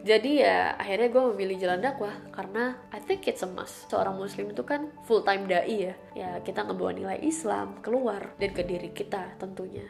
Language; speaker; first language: Indonesian; native; Indonesian